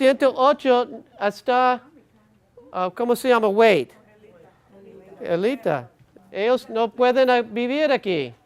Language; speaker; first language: Spanish; non-native, learner; English